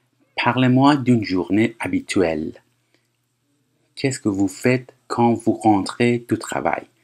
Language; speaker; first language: French; non-native, fluent; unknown